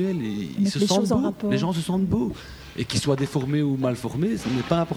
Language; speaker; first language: French; native; French